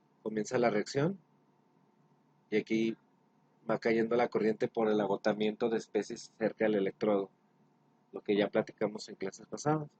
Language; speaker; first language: Spanish; native; Spanish